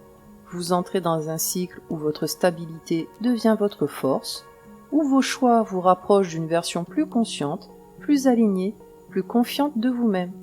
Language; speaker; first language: French; native; French